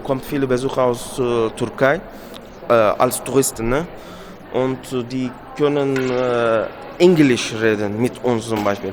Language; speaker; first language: German; non-native, learner; Turkish